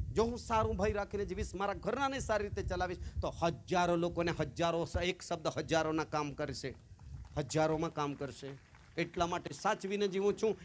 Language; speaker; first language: Gujarati; non-native, local second language; Kukna